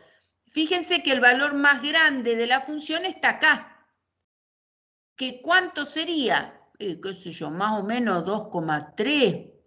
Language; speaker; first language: Spanish; native; Spanish